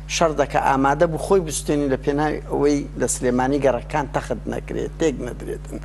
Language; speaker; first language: Central Kurdish; native; Central Kurdish